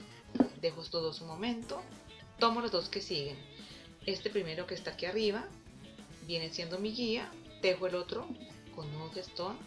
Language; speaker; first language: Spanish; native; Spanish